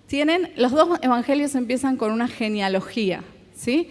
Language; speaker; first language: Spanish; native; Spanish